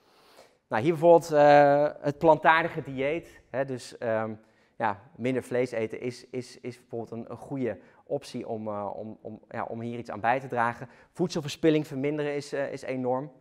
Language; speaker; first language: Dutch; native; Dutch